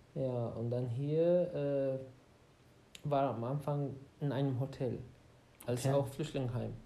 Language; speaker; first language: German; non-native, fluent; Arabic